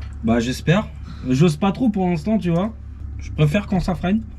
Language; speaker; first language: French; native; French